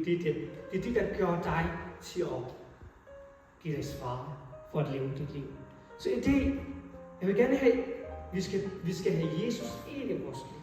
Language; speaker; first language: Danish; non-native, fluent; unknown